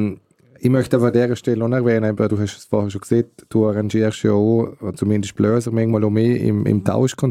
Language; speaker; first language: German; native; German